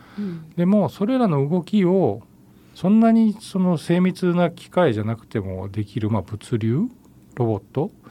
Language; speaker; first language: Japanese; native; Japanese